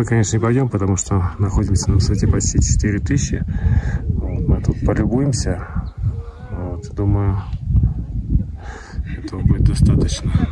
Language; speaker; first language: Russian; native; Russian